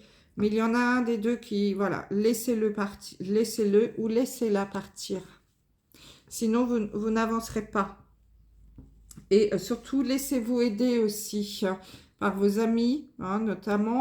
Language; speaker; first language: French; native; French